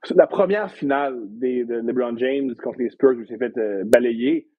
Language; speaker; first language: French; native; French